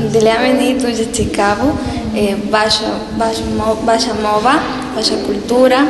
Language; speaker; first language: Ukrainian; non-native, learner; Spanish